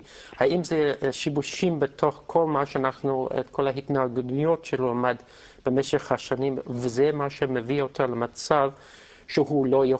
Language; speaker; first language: Hebrew; non-native, fluent; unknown